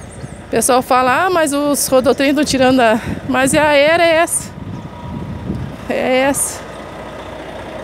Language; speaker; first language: Portuguese; native; Portuguese